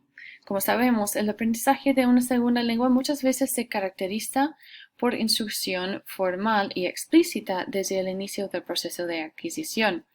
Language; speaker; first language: Spanish; non-native, fluent; English